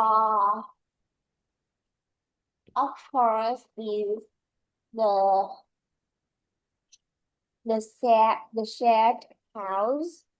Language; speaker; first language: English; non-native, learner; Vietnamese